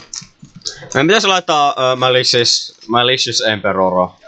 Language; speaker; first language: Finnish; native; Finnish